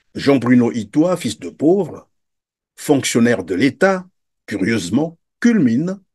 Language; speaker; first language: French; non-native, local second language; Lingala